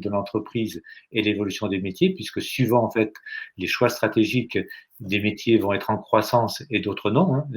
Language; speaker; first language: French; native; French